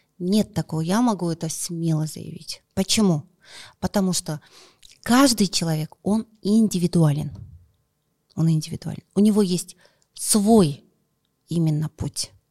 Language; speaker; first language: Russian; non-native, local second language; Kazakh